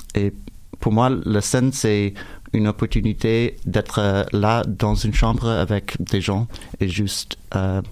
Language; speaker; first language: French; non-native, fluent; English